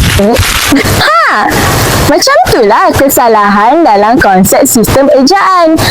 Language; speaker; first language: Malay; native; Malay